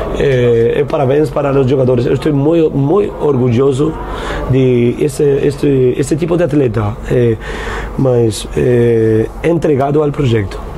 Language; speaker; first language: Portuguese; non-native, fluent; Spanish